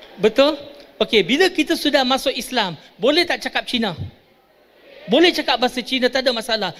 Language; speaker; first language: Malay; non-native, local second language; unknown